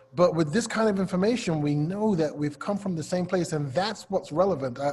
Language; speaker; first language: English; native; English